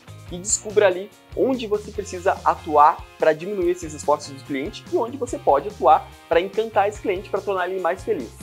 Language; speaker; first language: Portuguese; native; Portuguese